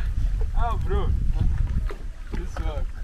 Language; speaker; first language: English; non-native, fluent; Rundi